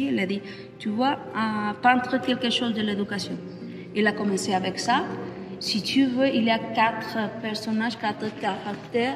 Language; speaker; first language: French; non-native, learner; Spanish